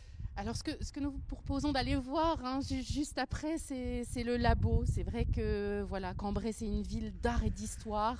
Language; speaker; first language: French; native; French